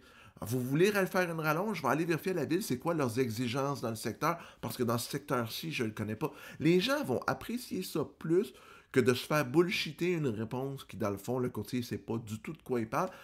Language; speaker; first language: French; native; French